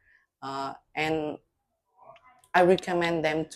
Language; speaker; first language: English; non-native, learner; Vietnamese